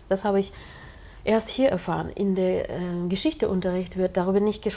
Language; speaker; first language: German; non-native, fluent; Russian